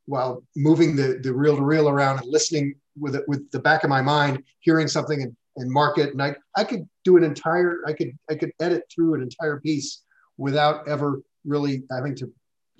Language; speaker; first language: English; native; English